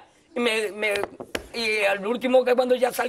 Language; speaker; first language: Spanish; native; Spanish